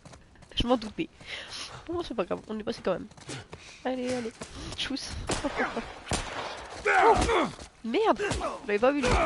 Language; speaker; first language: French; native; French